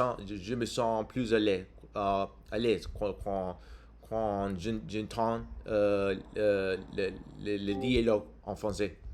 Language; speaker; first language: French; non-native, learner; English